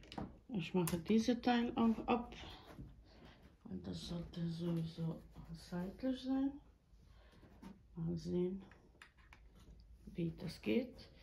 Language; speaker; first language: German; non-native, learner; Bosnian